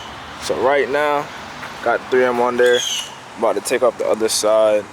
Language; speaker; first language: English; native; English